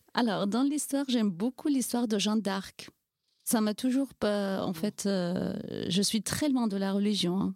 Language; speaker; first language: French; non-native, fluent; Kurdish